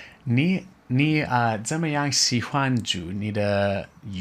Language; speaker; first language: Chinese; non-native, fluent; English